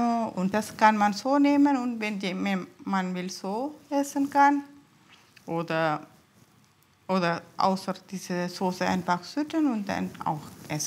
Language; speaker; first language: German; non-native, learner; Tamil